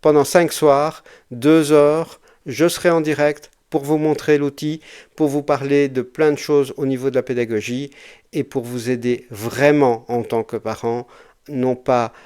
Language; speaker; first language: French; native; French